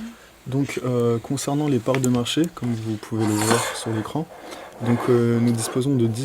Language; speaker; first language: French; native; French